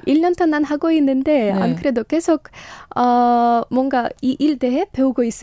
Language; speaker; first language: Korean; non-native, learner; Ukrainian